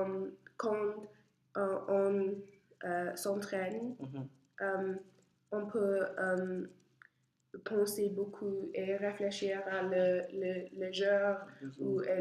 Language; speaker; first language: French; non-native, learner; English